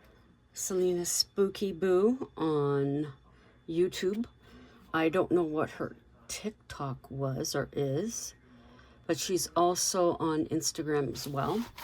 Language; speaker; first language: English; native; English